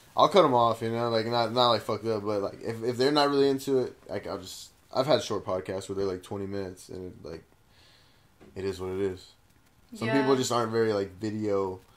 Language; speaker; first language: English; native; English